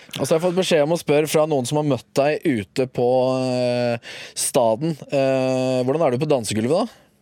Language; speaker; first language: Norwegian; native; Norwegian